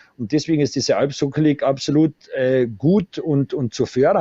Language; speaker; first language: German; native; German